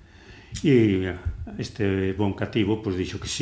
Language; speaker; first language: Galician; native; Galician